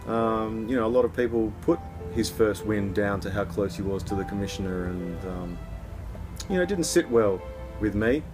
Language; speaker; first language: English; native; English